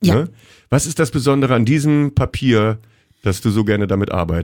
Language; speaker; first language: German; native; German